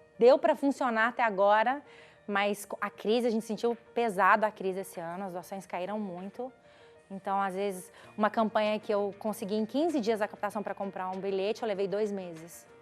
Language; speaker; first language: Portuguese; native; Portuguese